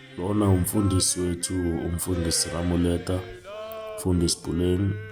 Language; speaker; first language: Zulu; native; Zulu